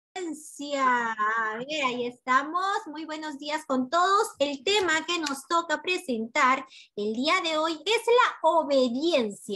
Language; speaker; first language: Spanish; native; Spanish